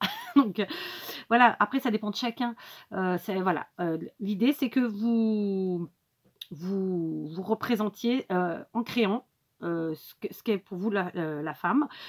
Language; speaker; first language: French; native; French